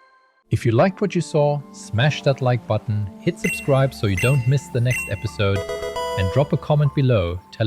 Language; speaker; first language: English; native; English